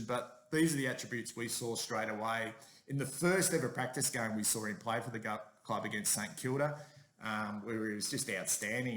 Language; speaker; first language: English; native; English